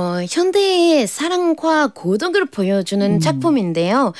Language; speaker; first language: Korean; non-native, fluent; French